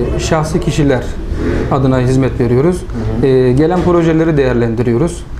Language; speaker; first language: Turkish; native; Turkish